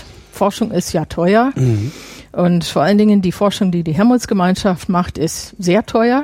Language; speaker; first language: German; non-native, fluent; English